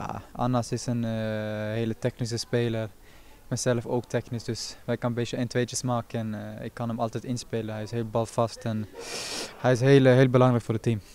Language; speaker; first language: Dutch; non-native, fluent; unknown